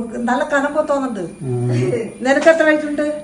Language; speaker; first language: Malayalam; native; Malayalam